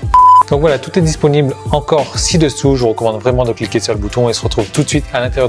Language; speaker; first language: French; native; French